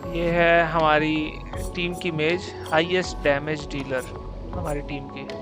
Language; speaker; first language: Hindi; native; Hindi